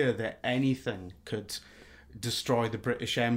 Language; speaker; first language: English; native; English